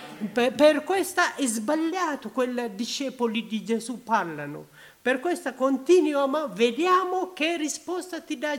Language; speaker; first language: Italian; non-native, learner; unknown